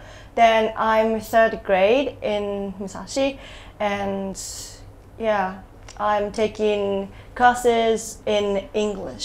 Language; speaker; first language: English; non-native, learner; Japanese